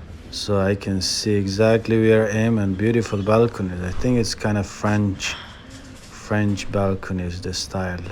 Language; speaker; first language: English; non-native, fluent; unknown